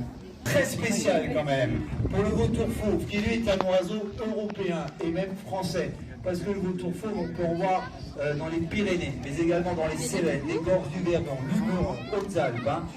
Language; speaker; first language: French; native; French